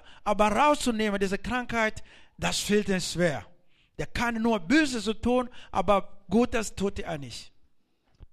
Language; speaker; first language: German; non-native, learner; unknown